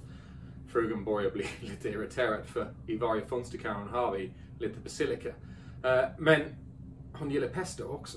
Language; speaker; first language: Swedish; non-native, fluent; English